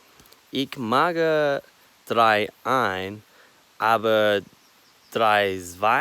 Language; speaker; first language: German; non-native, learner; English